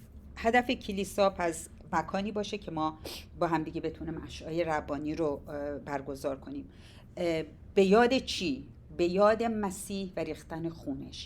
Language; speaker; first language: Persian; native; Persian